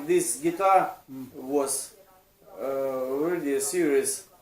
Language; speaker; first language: English; non-native, learner; Russian